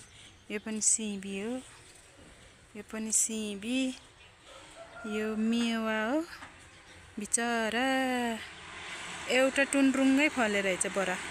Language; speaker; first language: Nepali; native; Nepali